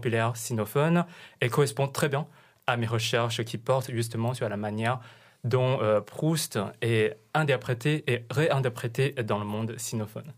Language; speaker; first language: French; non-native, fluent; Chinese